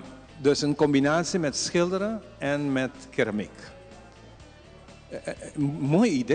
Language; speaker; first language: Dutch; non-native, local second language; Papiamento